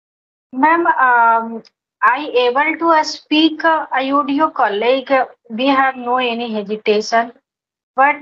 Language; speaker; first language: English; non-native, learner; Hindi